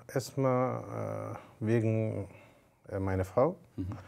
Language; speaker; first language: German; non-native, fluent; Persian